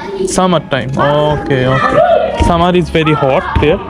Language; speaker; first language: English; non-native, learner; Bangla